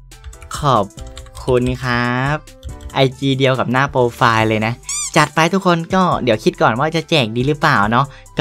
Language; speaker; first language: Thai; native; Thai